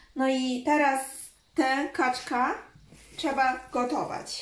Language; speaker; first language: Polish; non-native, learner; Chinese